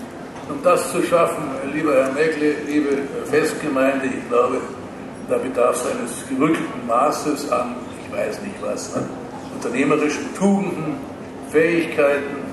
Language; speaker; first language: German; native; German